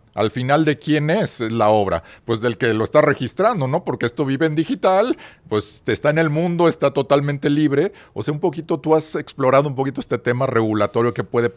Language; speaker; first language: Spanish; native; Spanish